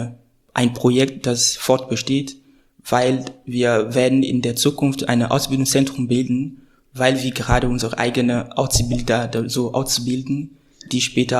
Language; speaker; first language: German; non-native, fluent; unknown